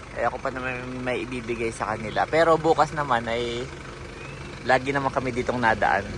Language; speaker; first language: Filipino; native; Filipino